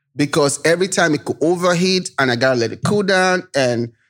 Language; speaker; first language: English; non-native, local second language; Yoruba